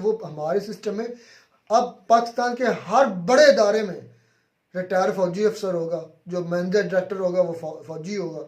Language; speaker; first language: Urdu; non-native, local second language; Kashmiri